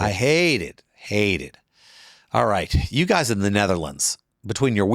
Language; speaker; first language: English; native; English